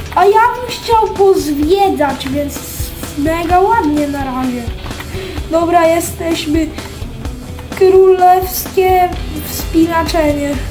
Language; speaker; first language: Polish; native; Polish